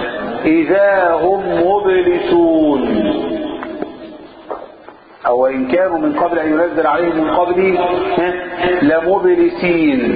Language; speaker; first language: Arabic; native; Arabic